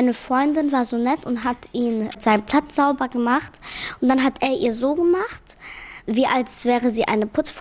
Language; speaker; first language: German; early bilingual, other home language; Arabic